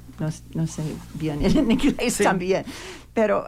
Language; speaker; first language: Spanish; non-native, learner; English